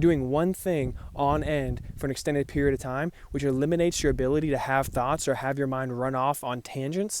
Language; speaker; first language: English; native; English